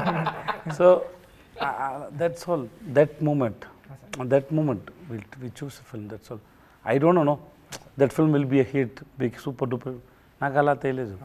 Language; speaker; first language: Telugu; non-native, local second language; Tamil